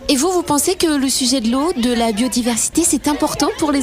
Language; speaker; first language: French; native; French